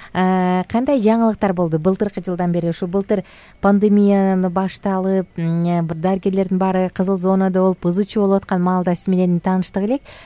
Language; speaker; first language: Kyrgyz; native; Kyrgyz